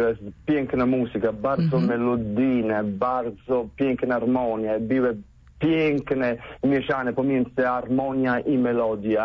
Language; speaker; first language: Polish; non-native, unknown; Italian